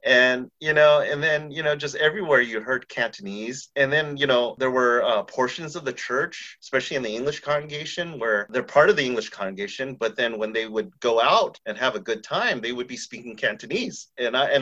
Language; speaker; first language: English; native; English